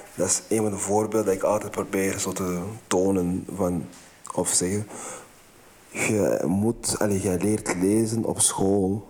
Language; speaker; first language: Dutch; non-native, fluent; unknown